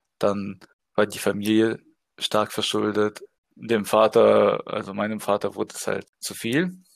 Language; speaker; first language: German; early bilingual, other home language; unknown